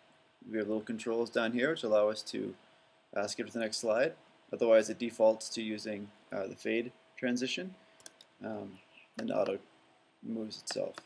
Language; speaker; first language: English; native; English